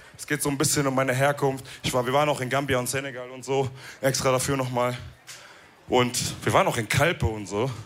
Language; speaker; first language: German; early bilingual, other home language; Wolof